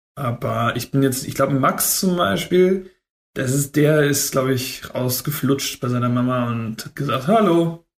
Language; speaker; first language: German; native; German